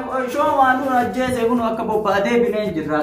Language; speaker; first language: Arabic; non-native, learner; Oromo